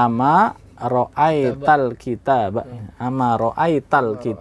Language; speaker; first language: Indonesian; native; Indonesian